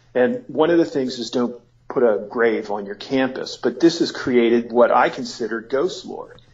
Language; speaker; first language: English; native; English